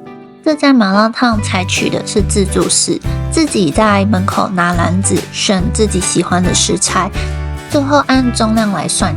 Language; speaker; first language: Chinese; native; Chinese